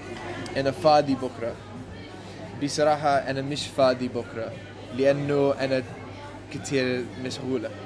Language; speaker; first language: Arabic; non-native, learner; English